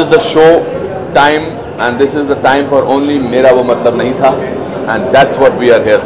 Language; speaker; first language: Hindi; native; Hindi